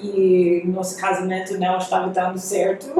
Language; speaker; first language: Portuguese; non-native, fluent; English